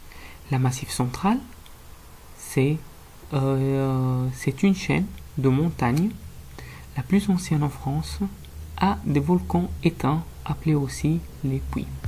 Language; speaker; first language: French; non-native, fluent; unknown